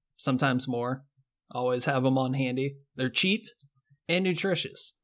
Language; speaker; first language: English; native; English